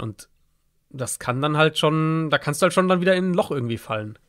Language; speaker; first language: German; native; German